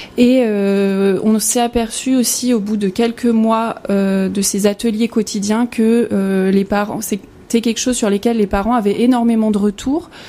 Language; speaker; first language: French; native; French